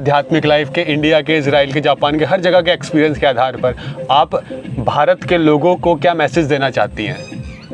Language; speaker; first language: Hindi; native; Hindi